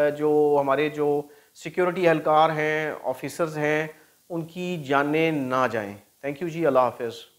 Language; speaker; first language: Urdu; non-native, local second language; Punjabi